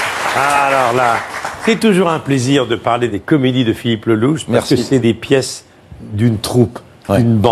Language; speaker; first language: French; native; French